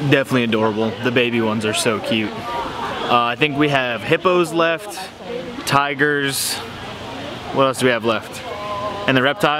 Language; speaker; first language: English; native; English